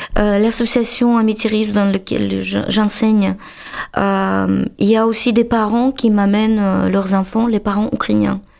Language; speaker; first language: French; non-native, fluent; Russian